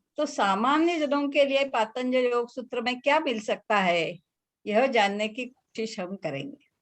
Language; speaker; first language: Hindi; non-native, local second language; Marathi